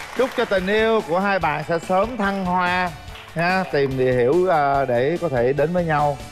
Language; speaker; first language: Vietnamese; native; Vietnamese